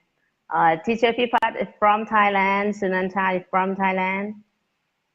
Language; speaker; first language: English; non-native, learner; Thai